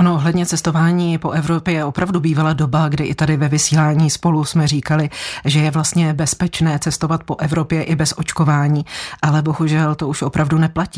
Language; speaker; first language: Czech; native; Czech